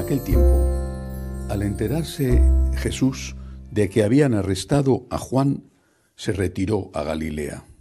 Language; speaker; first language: Spanish; native; Spanish